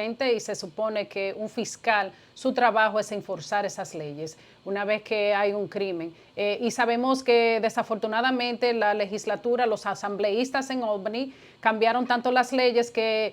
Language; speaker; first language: Spanish; native; Spanish